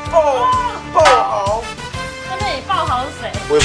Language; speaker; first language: Chinese; native; Chinese